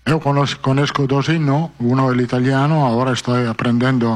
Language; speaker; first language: Portuguese; non-native, fluent; Italian